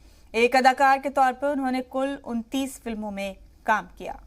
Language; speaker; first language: Hindi; native; Hindi